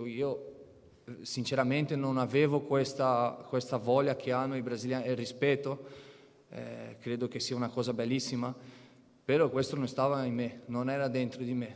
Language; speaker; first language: Italian; non-native, fluent; Portuguese